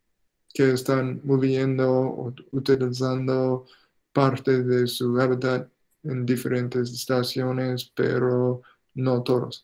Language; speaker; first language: Spanish; non-native, fluent; English